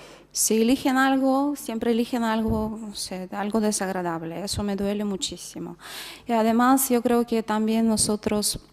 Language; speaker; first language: Spanish; non-native, fluent; Russian